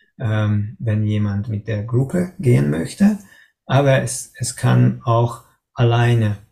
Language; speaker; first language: German; non-native, learner; Hungarian